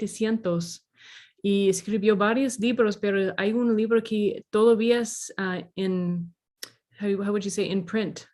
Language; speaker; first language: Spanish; non-native, learner; English